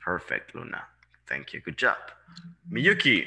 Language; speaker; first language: English; non-native, fluent; Spanish